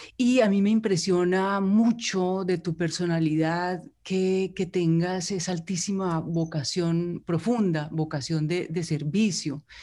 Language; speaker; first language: Spanish; native; Spanish